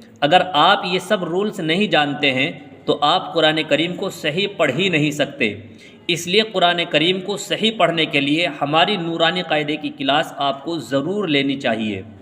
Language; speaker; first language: Urdu; native; Urdu